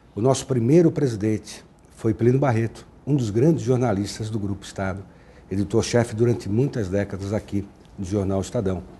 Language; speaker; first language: Portuguese; native; Portuguese